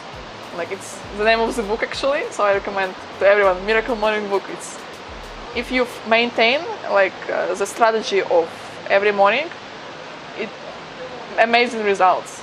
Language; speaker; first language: English; non-native, fluent; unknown